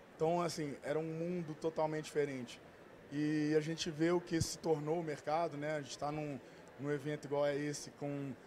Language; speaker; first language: Portuguese; native; Portuguese